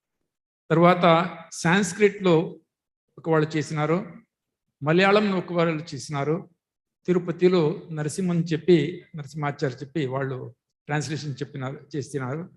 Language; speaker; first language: Telugu; non-native, local second language; Tulu